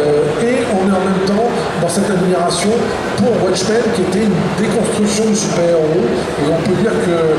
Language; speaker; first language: French; native; French